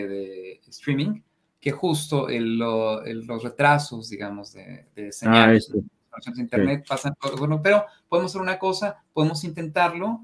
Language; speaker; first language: Spanish; native; Spanish